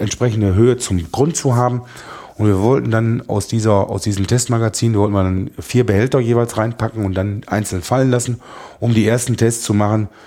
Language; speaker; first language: German; native; German